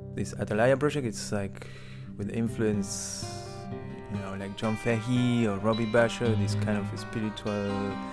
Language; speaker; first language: English; non-native, learner; Spanish